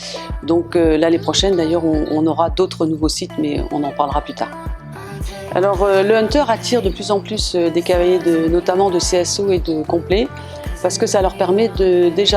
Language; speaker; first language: French; native; French